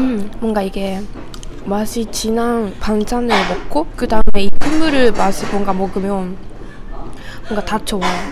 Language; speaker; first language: Korean; non-native, fluent; Japanese